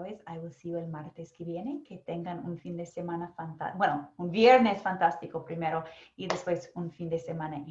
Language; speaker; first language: Spanish; non-native, fluent; English